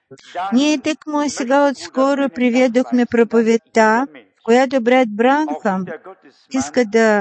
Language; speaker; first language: Bulgarian; non-native, fluent; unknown